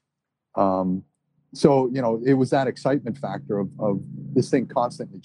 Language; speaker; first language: English; native; English